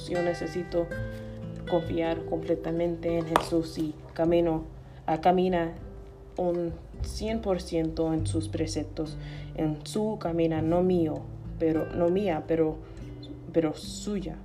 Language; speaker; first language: Spanish; non-native, learner; English